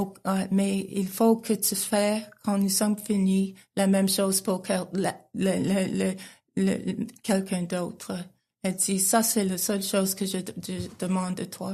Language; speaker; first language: French; non-native, local second language; English